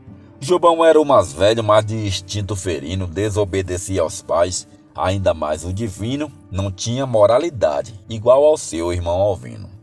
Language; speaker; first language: Portuguese; native; Portuguese